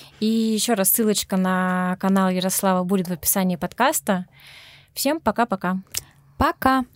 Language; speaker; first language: Russian; native; Russian